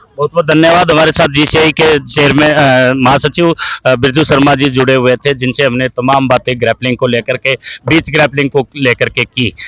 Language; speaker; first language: Hindi; native; Hindi